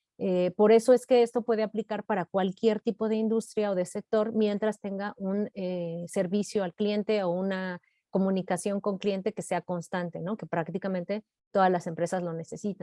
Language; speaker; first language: Spanish; native; Spanish